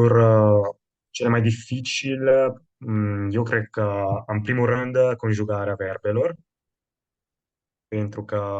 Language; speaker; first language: Romanian; non-native, fluent; Italian